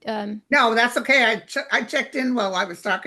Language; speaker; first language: English; native; English